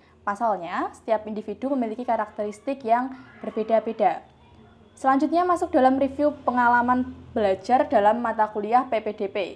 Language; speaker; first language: Indonesian; native; Indonesian